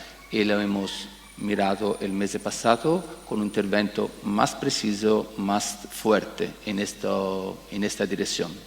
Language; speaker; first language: Spanish; non-native, learner; Italian